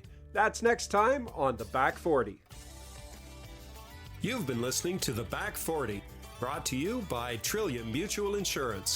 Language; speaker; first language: English; native; English